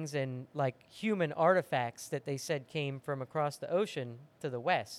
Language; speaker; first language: English; native; English